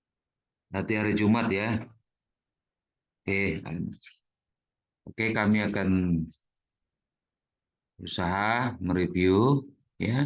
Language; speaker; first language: Indonesian; native; Indonesian